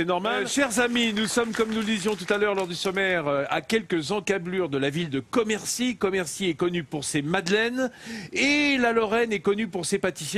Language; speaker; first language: French; native; French